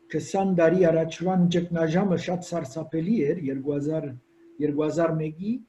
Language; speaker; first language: Armenian; early bilingual, heritage; Armenian